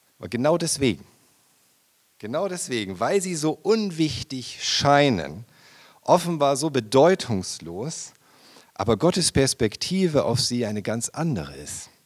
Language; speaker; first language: German; native; German